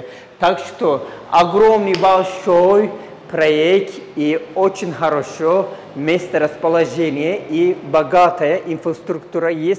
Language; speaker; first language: Russian; non-native, learner; Turkish